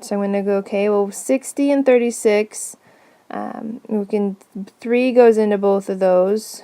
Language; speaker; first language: English; native; English